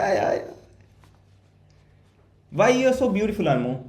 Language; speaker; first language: English; non-native, learner; Hindi